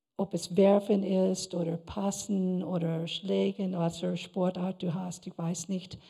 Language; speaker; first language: German; non-native, fluent; English